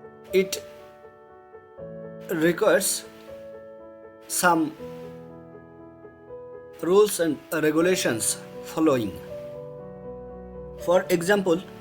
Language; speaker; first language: English; non-native, fluent; Bangla